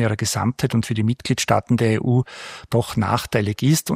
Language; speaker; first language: German; native; German